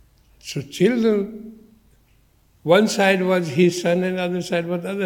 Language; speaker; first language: English; non-native, learner; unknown